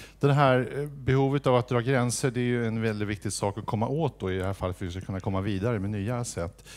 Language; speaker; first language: Swedish; native; Swedish